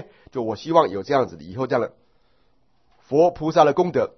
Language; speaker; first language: Chinese; native; Chinese